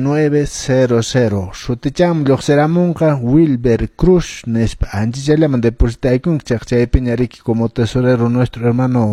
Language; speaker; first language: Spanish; non-native, local second language; Quechua